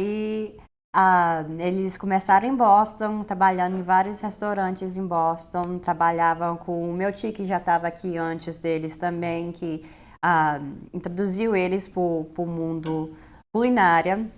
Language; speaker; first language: Portuguese; early bilingual, heritage; Portuguese